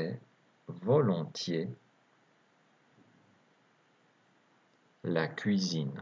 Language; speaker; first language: French; native; French